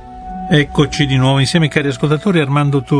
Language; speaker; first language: Italian; native; Italian